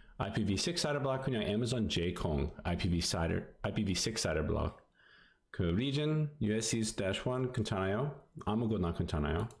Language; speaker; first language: Korean; non-native, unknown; English